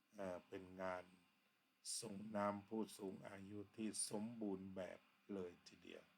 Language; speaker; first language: Thai; native; Thai